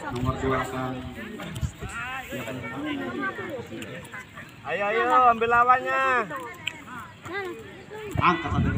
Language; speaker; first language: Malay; non-native, local second language; Javanese